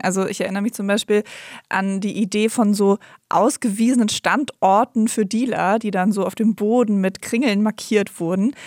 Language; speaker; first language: German; native; German